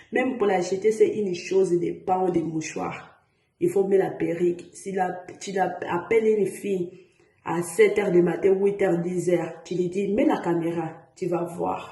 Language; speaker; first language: French; non-native, learner; Portuguese